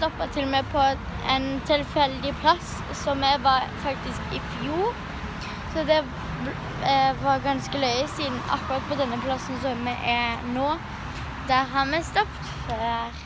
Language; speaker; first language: Norwegian; early bilingual, other home language; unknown